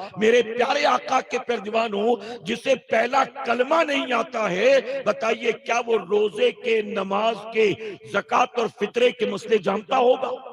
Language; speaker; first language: Urdu; native; Urdu